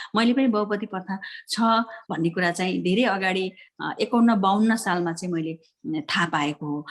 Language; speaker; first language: Nepali; native; Nepali